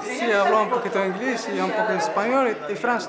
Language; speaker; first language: Spanish; non-native, learner; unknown